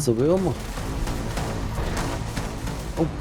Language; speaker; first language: German; native; German